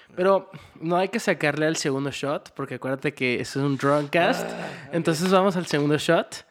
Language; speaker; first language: Spanish; early bilingual, heritage; Spanish